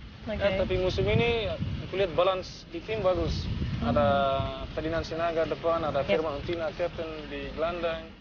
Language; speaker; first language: Indonesian; non-native, learner; Dutch